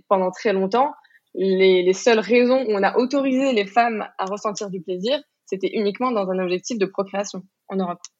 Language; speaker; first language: French; non-native, local second language; Arabic